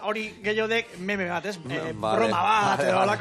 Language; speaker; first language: Basque; native; Basque